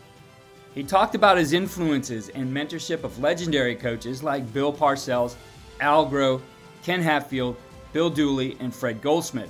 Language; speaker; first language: English; native; English